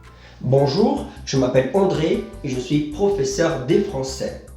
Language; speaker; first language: French; non-native, fluent; Portuguese